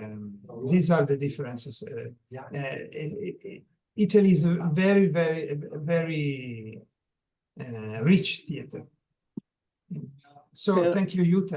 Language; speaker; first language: English; non-native, learner; Italian